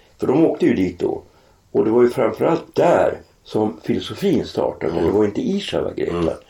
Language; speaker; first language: Swedish; native; Swedish